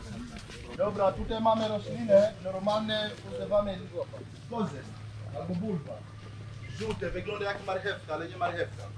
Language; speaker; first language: Polish; non-native, learner; Swahili